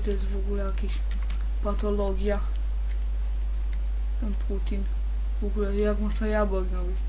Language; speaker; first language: Polish; native; Polish